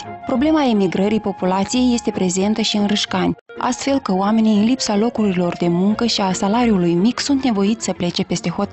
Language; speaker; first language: Romanian; native; Romanian